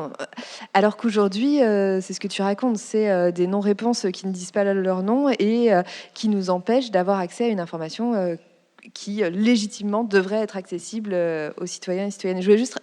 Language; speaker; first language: French; native; French